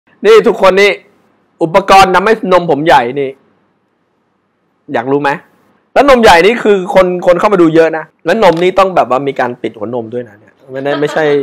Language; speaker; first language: Thai; native; Thai